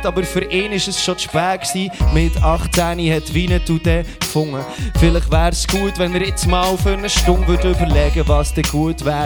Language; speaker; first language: German; native; German